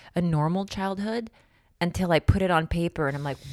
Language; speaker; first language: English; non-native, local second language; Filipino